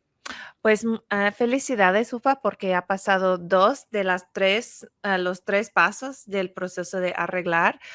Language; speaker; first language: Spanish; non-native, fluent; English